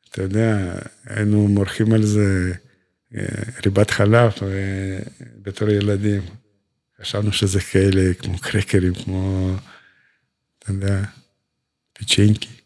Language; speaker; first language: Hebrew; non-native, fluent; Russian